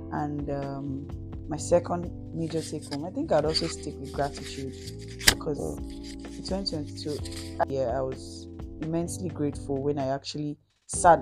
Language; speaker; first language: English; non-native, local second language; Yoruba